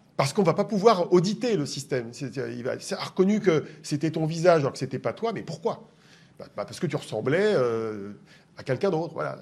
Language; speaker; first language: French; native; French